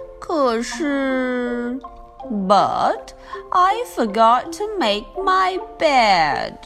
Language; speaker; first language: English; non-native, fluent; Chinese